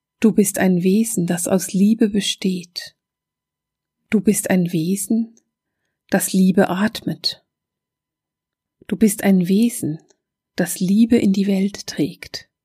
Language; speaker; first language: German; native; German